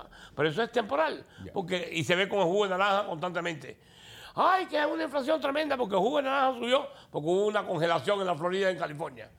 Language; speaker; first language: Spanish; native; Spanish